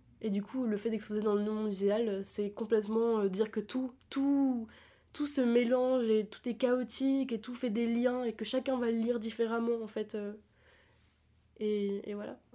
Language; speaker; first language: French; native; French